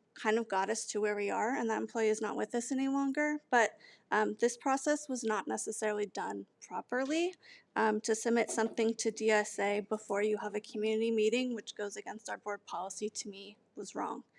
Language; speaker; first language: English; native; English